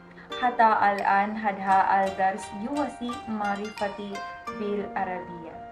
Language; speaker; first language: Arabic; non-native, learner; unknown